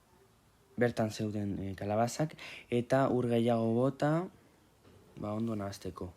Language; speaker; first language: Basque; non-native, local second language; Spanish